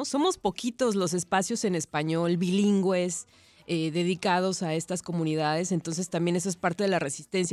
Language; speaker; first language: Spanish; native; Spanish